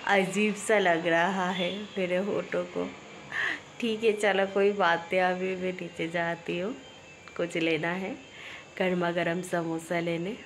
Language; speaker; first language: Hindi; non-native, local second language; Bangla